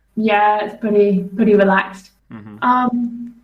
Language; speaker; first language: English; native; English